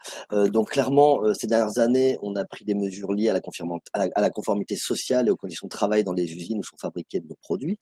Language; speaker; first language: French; native; French